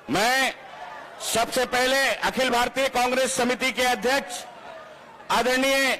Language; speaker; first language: Hindi; non-native, local second language; Marathi